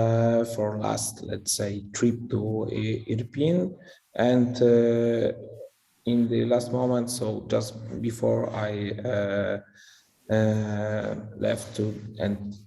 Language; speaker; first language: English; non-native, fluent; Polish